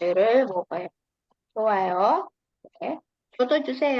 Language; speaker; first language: Korean; non-native, fluent; Indonesian